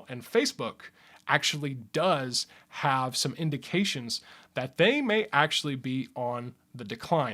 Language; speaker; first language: English; native; English